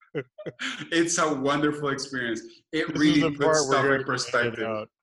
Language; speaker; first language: English; non-native, fluent; Spanish